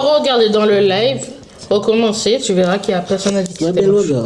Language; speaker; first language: French; native; French